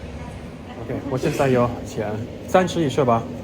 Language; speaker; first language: Chinese; non-native, learner; English